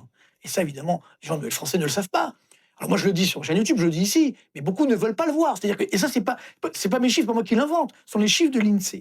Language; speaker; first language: French; native; French